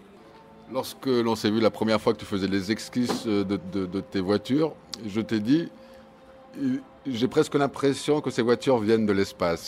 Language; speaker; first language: French; native; French